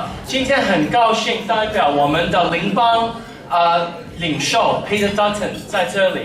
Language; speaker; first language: Chinese; early bilingual, heritage; English